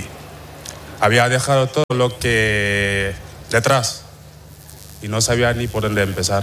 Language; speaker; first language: Spanish; non-native, fluent; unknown